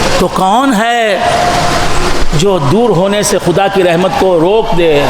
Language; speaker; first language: Urdu; native; Urdu